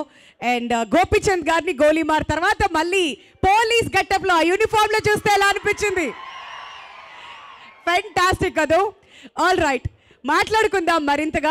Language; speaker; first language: Telugu; native; Telugu